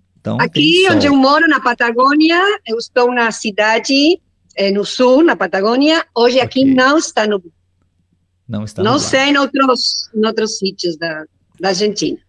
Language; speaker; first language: Portuguese; non-native, learner; Spanish